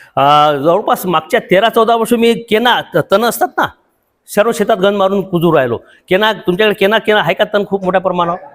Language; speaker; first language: Marathi; native; Marathi